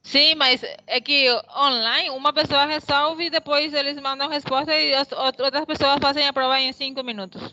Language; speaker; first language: Portuguese; non-native, fluent; Spanish